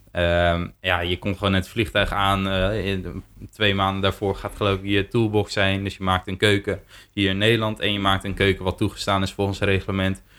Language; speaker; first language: Dutch; native; Dutch